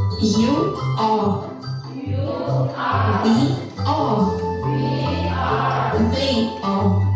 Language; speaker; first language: English; non-native, learner; Indonesian